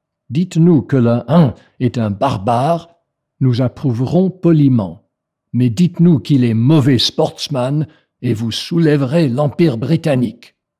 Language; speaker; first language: French; non-native, fluent; English